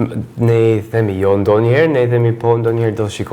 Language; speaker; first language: Albanian; non-native, fluent; English